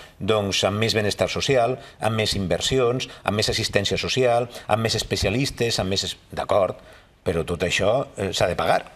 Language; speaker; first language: Catalan; native; Catalan